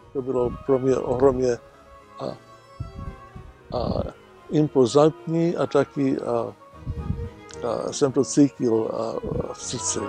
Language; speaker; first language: Czech; early bilingual, heritage; English